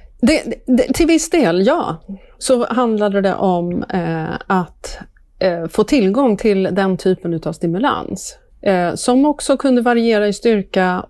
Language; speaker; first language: Swedish; native; Swedish